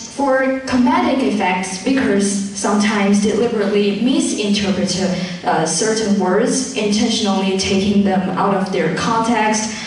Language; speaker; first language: English; non-native, fluent; Chinese